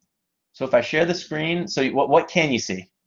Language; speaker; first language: English; native; English